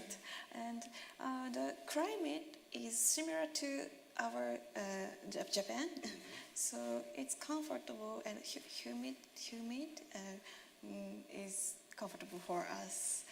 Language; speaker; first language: English; non-native, learner; Japanese